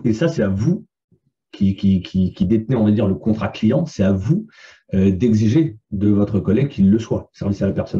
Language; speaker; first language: French; native; French